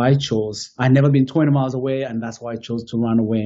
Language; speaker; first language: English; non-native, local second language; Kinyarwanda